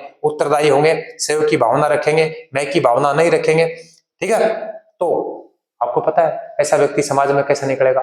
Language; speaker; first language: Hindi; native; Hindi